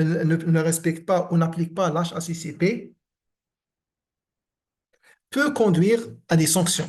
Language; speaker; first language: French; non-native, local second language; Arabic